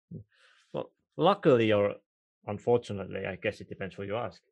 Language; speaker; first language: English; non-native, fluent; Estonian